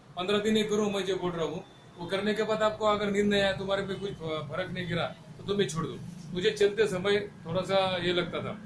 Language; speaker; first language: Hindi; non-native, local second language; Marathi